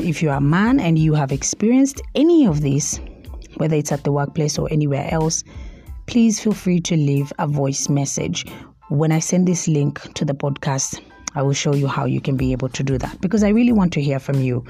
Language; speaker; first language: English; non-native, local second language; Swahili